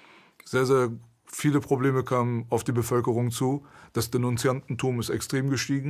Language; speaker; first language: German; early bilingual, other home language; Persian